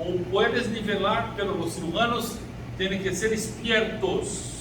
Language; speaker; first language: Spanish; non-native, learner; Portuguese